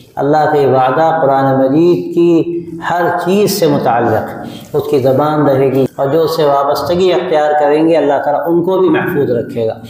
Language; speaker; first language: Urdu; native; Urdu